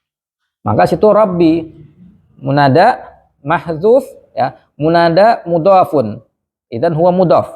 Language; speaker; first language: Arabic; non-native, fluent; Indonesian